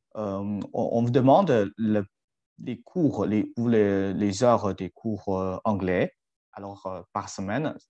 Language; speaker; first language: French; non-native, fluent; Chinese